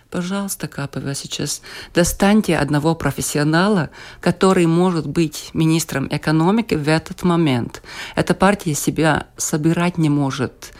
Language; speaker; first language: Russian; non-native, local second language; Latvian